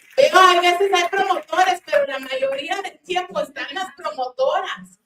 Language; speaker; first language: Spanish; early bilingual, other home language; English